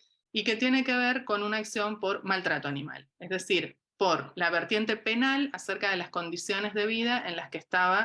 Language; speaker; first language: Spanish; native; Spanish